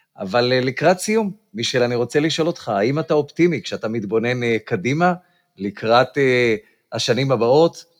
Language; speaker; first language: Hebrew; native; Hebrew